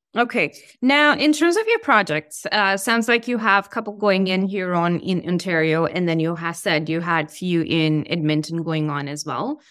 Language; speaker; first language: English; non-native, local second language; Hindi